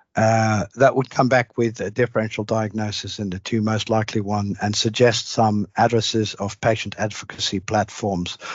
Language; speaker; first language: English; non-native, fluent; Dutch